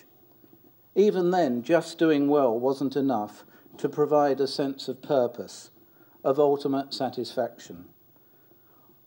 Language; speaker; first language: English; native; English